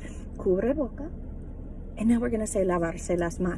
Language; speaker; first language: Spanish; non-native, fluent; English